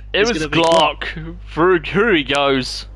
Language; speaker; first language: English; native; English